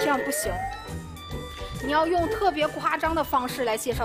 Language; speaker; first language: Chinese; native; Chinese